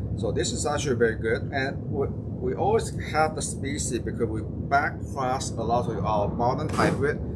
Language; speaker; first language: English; non-native, fluent; Chinese